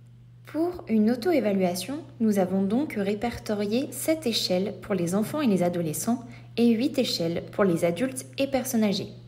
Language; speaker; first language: French; native; French